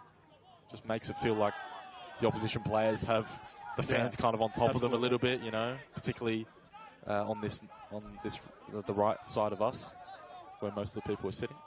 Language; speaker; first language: English; native; English